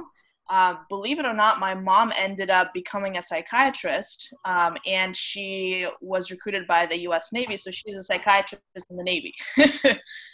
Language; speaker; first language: English; non-native, fluent; Romanian